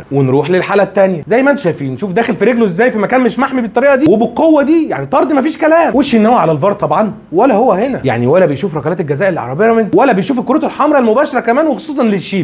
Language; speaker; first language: Arabic; native; Arabic